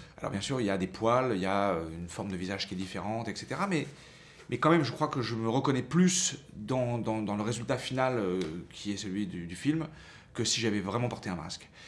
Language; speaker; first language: French; native; French